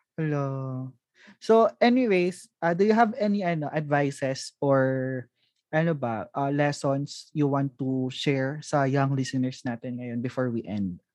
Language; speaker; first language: Filipino; non-native, local second language; Hiligaynon